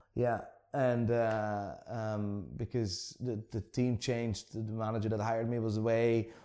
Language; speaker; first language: English; non-native, fluent; Dutch